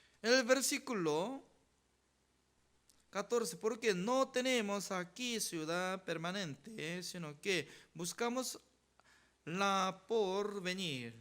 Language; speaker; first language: Spanish; non-native, fluent; Korean